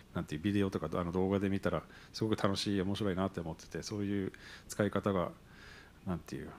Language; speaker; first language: Japanese; non-native, fluent; English